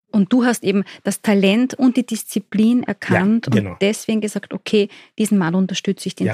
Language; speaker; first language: German; native; German